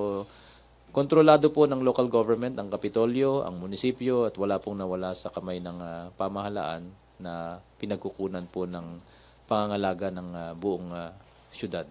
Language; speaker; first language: Filipino; native; Filipino